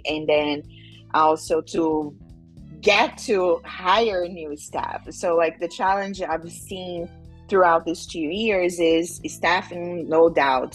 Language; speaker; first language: English; non-native, fluent; Portuguese